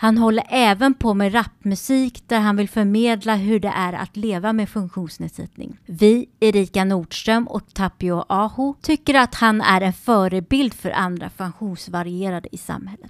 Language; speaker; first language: Swedish; native; Swedish